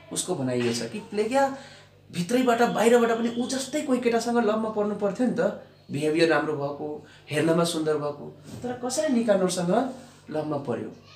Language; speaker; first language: Nepali; non-native, local second language; Bhojpuri